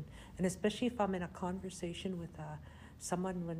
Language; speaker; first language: English; non-native, fluent; Cree